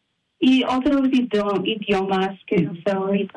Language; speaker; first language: Spanish; early bilingual, heritage; Spanish